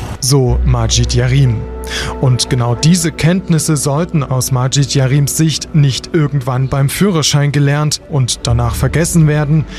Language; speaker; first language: German; native; German